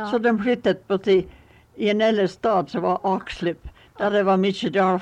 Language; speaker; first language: Swedish; early bilingual, heritage; Swedish